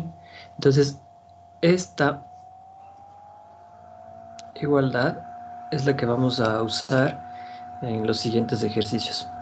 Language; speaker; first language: Spanish; native; Spanish